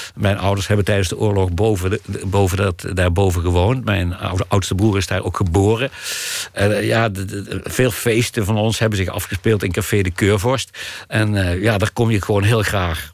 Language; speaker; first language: Dutch; native; Dutch